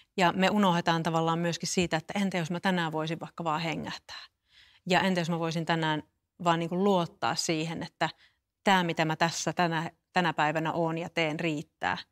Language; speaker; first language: Finnish; native; Finnish